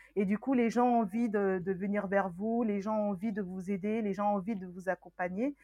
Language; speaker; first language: French; early bilingual, other home language; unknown